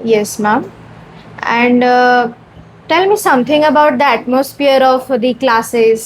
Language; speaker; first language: English; non-native, learner; Marathi